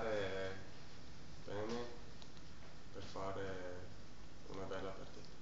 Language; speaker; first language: Italian; non-native, learner; German